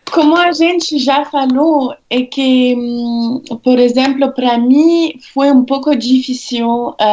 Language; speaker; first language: Portuguese; non-native, fluent; French